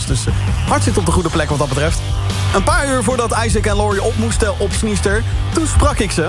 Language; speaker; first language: Dutch; native; Dutch